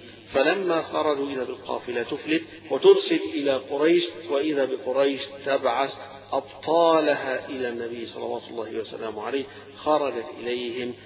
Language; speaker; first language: Arabic; native; Arabic